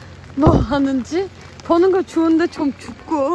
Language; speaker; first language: Korean; non-native, fluent; Turkish